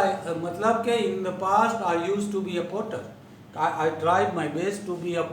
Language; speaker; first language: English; non-native, local second language; Gujarati